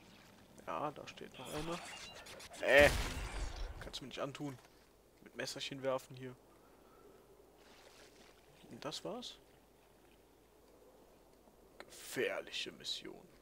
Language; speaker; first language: German; native; German